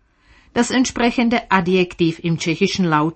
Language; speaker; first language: German; native; German